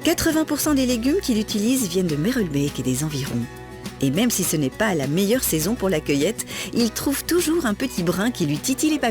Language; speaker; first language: French; native; French